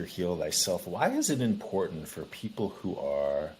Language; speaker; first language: English; native; English